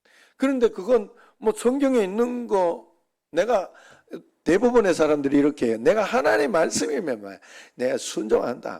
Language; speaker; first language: Korean; native; Korean